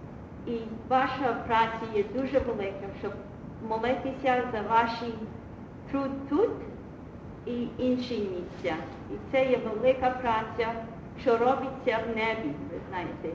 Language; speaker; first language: Ukrainian; early bilingual, heritage; Ukrainian